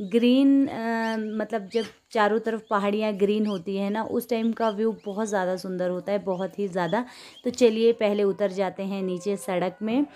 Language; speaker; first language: Hindi; non-native, local second language; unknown